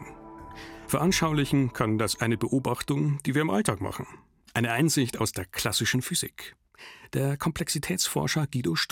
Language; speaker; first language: German; native; German